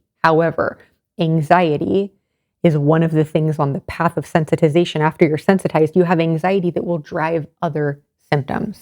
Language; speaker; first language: English; native; English